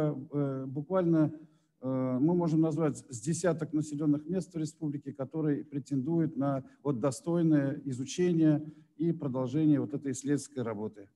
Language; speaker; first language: Russian; native; Russian